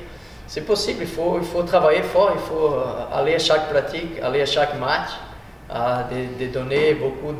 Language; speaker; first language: French; non-native, fluent; Portuguese